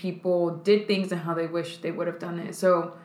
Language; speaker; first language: English; early bilingual, other home language; Spanish